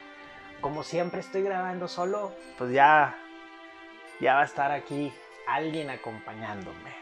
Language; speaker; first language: Spanish; native; Spanish